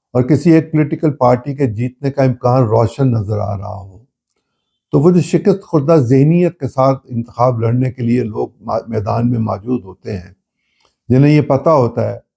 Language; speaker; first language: Urdu; non-native, local second language; Punjabi